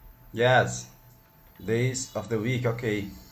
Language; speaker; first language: English; non-native, learner; Portuguese